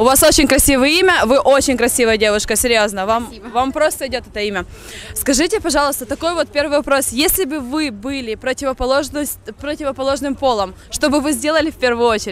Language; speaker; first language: Russian; native; Russian